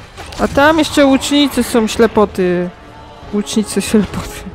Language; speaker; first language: Polish; native; Polish